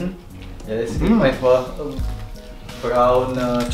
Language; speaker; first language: German; non-native, learner; Indonesian